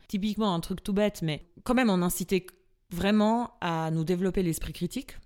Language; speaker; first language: French; non-native, fluent; Albanian